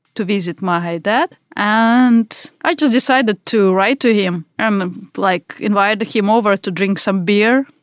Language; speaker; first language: English; non-native, fluent; Russian